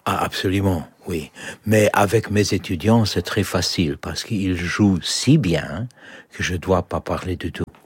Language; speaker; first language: French; non-native, fluent; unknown